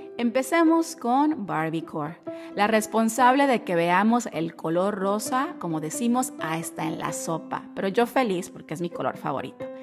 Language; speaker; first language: Spanish; native; Spanish